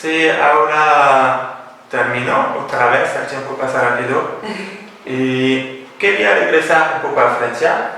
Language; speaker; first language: Spanish; non-native, fluent; French